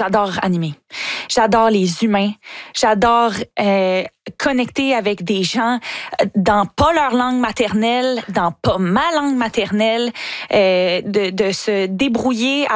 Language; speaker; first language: French; native; French